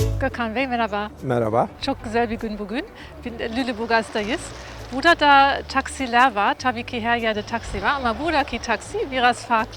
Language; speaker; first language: Turkish; non-native, fluent; German